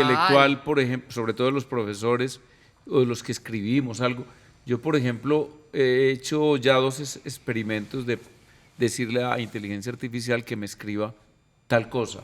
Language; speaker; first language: Spanish; native; Spanish